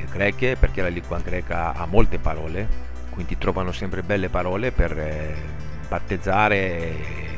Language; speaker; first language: Italian; non-native, fluent; Greek